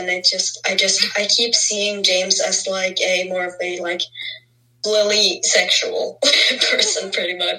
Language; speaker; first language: English; non-native, fluent; Norwegian